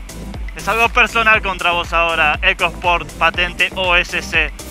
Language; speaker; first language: Spanish; native; Spanish